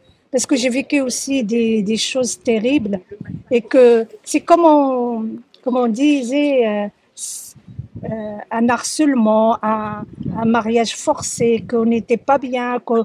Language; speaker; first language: French; early bilingual, other home language; Arabic